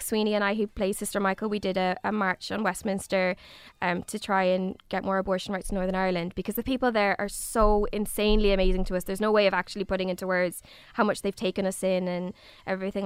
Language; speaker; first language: English; native; English